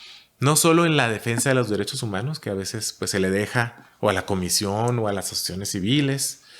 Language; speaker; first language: Spanish; native; Spanish